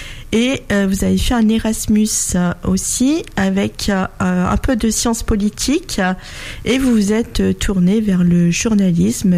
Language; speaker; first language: French; native; French